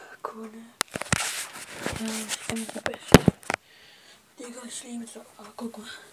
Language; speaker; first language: German; non-native, learner; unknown